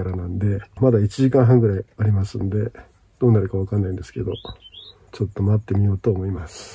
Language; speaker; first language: Japanese; native; Japanese